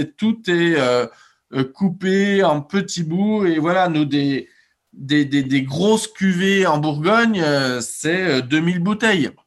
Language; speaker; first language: French; native; French